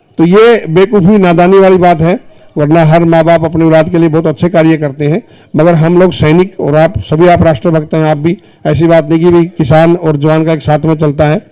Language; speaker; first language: Hindi; native; Hindi